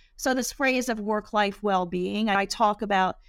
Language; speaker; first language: English; native; English